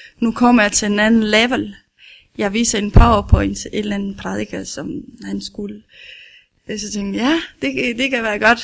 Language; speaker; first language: Danish; non-native, learner; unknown